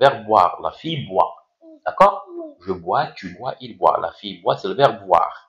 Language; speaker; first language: French; non-native, local second language; Arabic